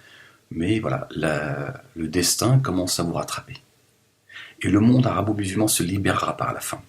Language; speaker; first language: French; native; French